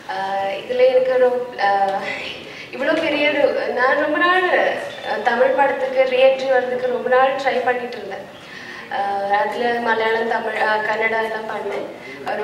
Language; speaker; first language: Tamil; non-native, fluent; Malayalam